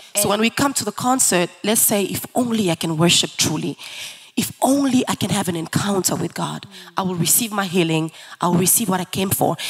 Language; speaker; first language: English; early bilingual, other home language; Lingala